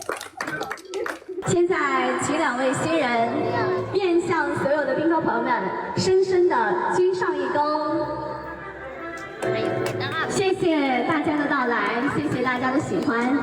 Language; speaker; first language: Chinese; native; Chinese